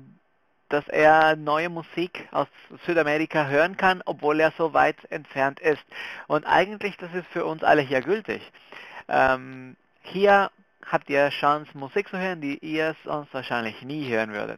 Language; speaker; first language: German; non-native, fluent; Spanish